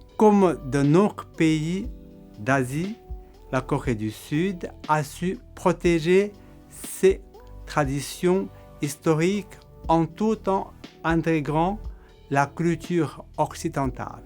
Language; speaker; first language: French; non-native, fluent; Korean